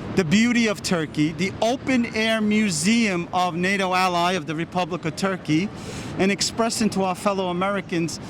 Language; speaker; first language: English; early bilingual, other home language; Turkish